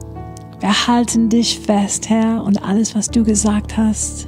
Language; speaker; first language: German; non-native, fluent; English